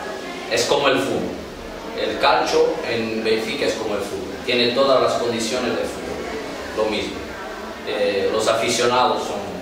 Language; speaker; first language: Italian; non-native, learner; Portuguese